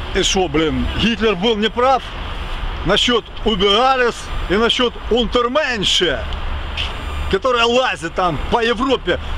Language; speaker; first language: Russian; non-native, local second language; Ukrainian